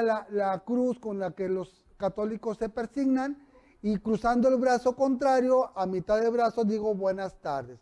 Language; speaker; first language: Spanish; native; Spanish